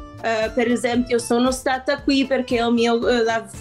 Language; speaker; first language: Italian; non-native, fluent; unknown